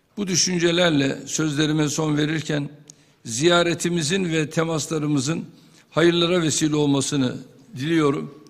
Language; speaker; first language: Turkish; native; Turkish